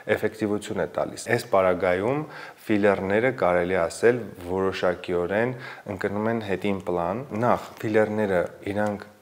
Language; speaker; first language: Armenian; native; Armenian